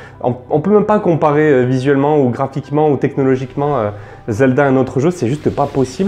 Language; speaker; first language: French; native; French